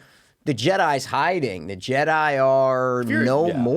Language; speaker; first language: English; native; English